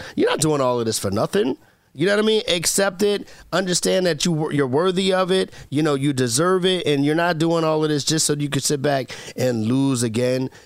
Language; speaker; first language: English; native; English